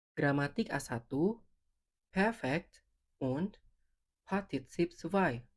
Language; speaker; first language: German; non-native, fluent; Indonesian